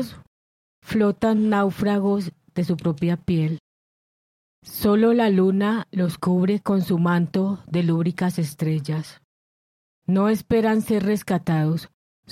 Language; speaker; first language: Spanish; native; Spanish